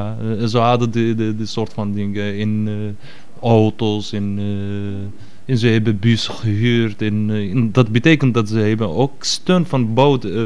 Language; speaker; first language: Dutch; non-native, fluent; Arabic